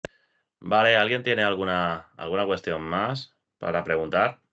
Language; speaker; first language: Spanish; native; Spanish